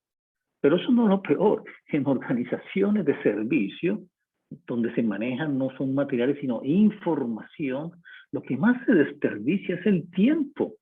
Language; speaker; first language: Spanish; native; Spanish